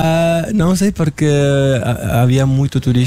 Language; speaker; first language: Portuguese; non-native, learner; Spanish